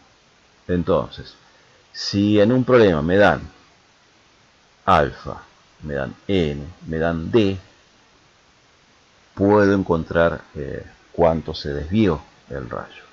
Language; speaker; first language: Spanish; native; Spanish